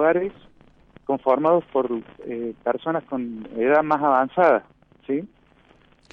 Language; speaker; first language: Spanish; native; Spanish